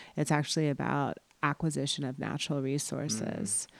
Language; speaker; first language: English; native; English